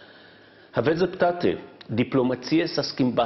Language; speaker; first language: Romanian; non-native, fluent; Hebrew